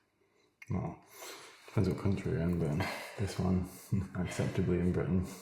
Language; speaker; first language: English; native; English